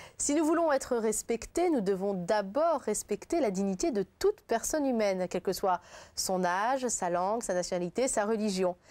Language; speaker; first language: French; native; French